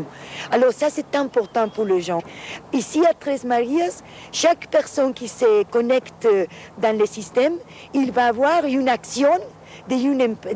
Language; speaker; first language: French; non-native, fluent; Spanish